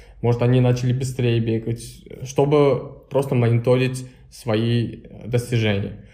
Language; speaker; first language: Russian; non-native, local second language; Uzbek